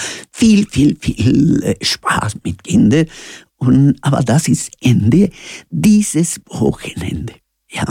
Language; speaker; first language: German; non-native, learner; Spanish